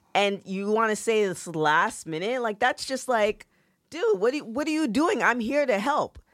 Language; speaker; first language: English; native; English